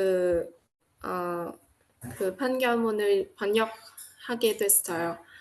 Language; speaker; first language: Korean; non-native, fluent; Vietnamese